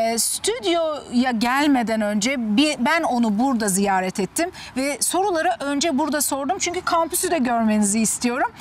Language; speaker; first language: Turkish; native; Turkish